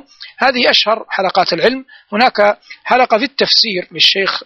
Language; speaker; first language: Arabic; native; Arabic